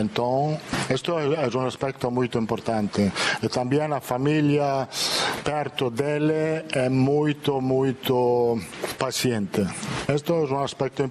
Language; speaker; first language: Portuguese; non-native, fluent; Italian